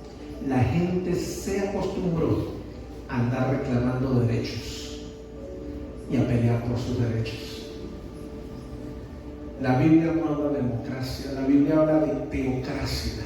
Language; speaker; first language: Spanish; native; Spanish